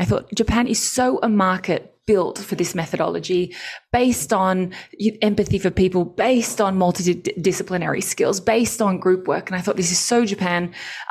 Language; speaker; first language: English; native; English